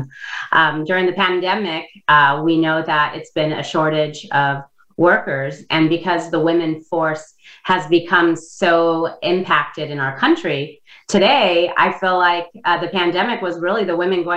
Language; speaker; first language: English; non-native, fluent; Indonesian